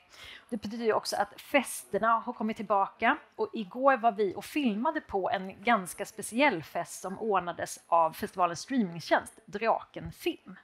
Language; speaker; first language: Swedish; native; Swedish